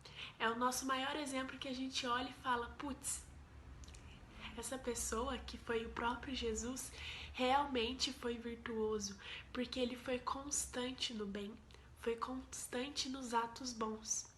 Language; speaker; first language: Portuguese; native; Portuguese